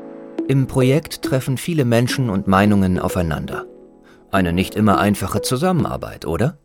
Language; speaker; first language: German; native; German